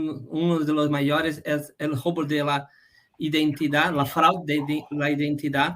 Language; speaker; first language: Spanish; non-native, fluent; Portuguese